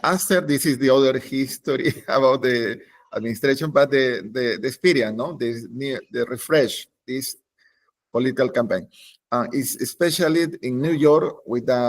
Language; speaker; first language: English; non-native, learner; Spanish